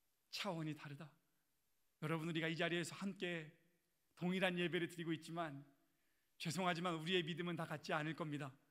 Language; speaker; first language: Korean; native; Korean